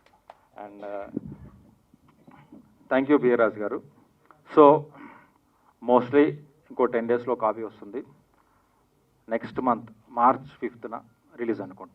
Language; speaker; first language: Telugu; native; Telugu